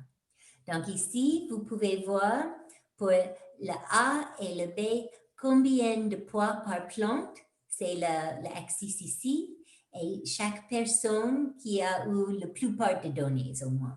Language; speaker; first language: French; non-native, fluent; English